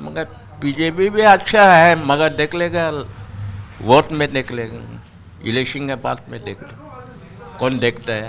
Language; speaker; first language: Hindi; non-native, local second language; Chinese